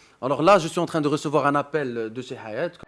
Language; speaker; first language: French; non-native, local second language; Arabic